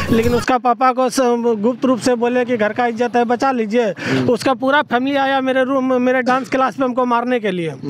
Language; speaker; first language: Hindi; native; Hindi